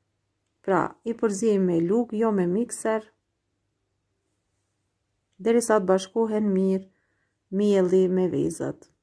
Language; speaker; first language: Albanian; native; Albanian